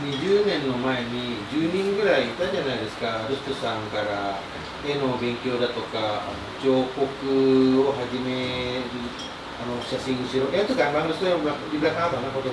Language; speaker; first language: Japanese; non-native, fluent; Indonesian